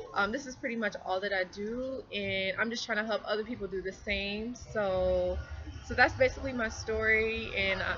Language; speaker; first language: English; native; English